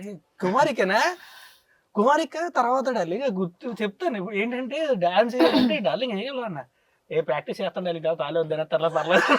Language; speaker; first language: Telugu; native; Telugu